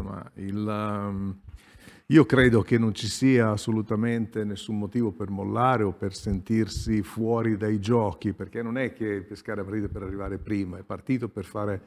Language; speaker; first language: Italian; native; Italian